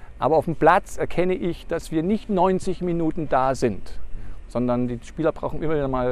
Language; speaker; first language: German; native; German